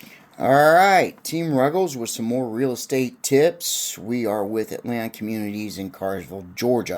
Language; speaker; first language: English; native; English